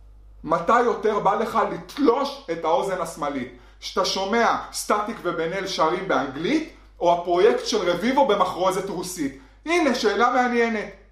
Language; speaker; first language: Hebrew; native; Hebrew